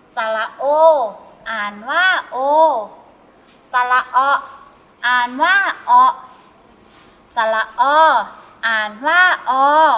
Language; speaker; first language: Thai; native; Thai